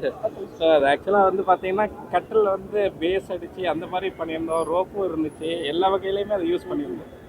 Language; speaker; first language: Tamil; native; Tamil